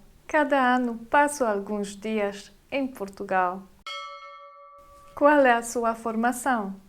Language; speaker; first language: Portuguese; non-native, fluent; Polish